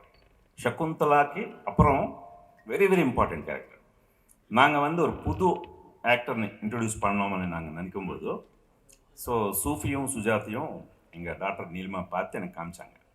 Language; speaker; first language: Tamil; non-native, local second language; Telugu